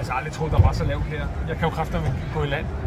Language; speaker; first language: Danish; native; Danish